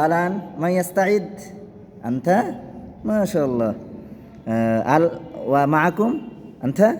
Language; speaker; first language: Arabic; non-native, fluent; Bangla